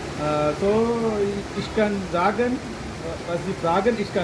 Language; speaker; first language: German; non-native, learner; Urdu